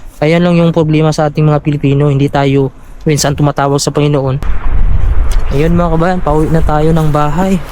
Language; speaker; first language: Filipino; non-native, local second language; Cebuano